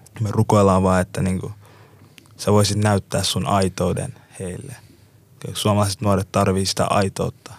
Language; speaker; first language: Finnish; native; Finnish